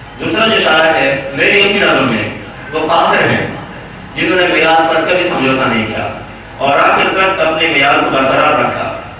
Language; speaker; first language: Urdu; non-native, local second language; Pashto